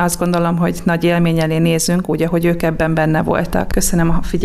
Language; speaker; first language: Hungarian; native; Hungarian